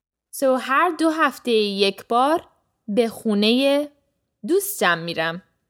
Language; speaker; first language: Persian; native; Persian